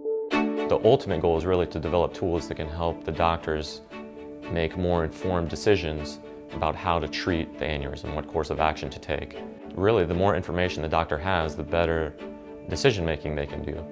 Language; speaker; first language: English; native; English